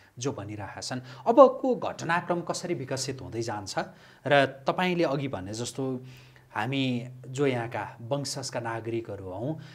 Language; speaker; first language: Nepali; native; Nepali